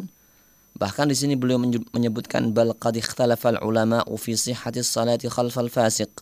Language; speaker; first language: Indonesian; native; Indonesian